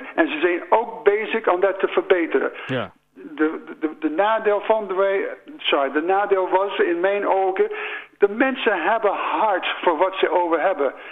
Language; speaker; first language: Dutch; non-native, fluent; English